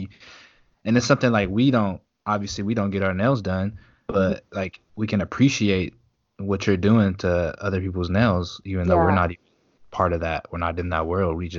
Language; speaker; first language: English; native; English